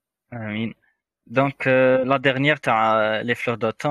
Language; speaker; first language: French; non-native, local second language; Arabic